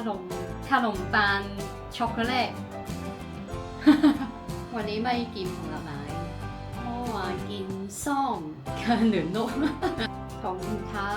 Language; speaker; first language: Thai; non-native, learner; Cantonese